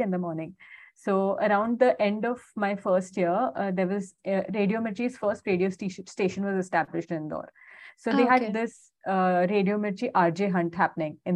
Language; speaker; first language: English; non-native, local second language; Hindi